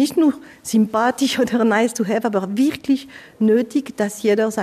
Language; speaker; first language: German; non-native, local second language; French